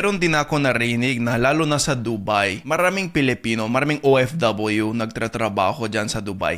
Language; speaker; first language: Filipino; non-native, fluent; English